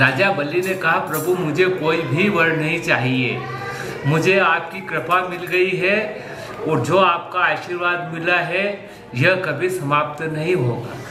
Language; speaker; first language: Hindi; native; Hindi